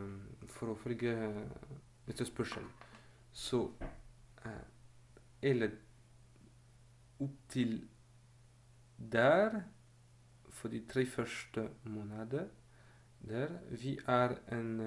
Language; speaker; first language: Norwegian; non-native, learner; French